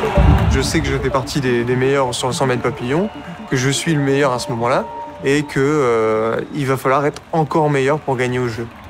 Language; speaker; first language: French; native; French